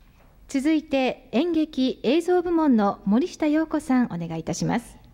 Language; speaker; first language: Japanese; native; Japanese